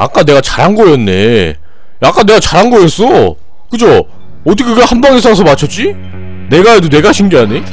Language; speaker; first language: Korean; native; Korean